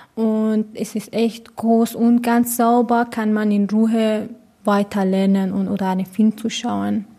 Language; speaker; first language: German; non-native, fluent; Persian